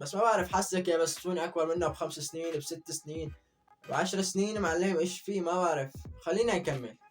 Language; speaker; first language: Arabic; native; Arabic